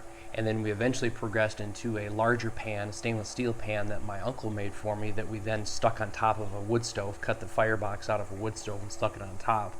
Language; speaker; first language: English; native; English